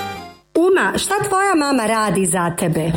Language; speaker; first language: Croatian; native; Croatian